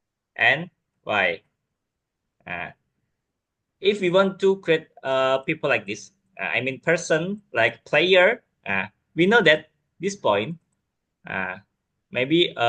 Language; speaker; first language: English; non-native, learner; Indonesian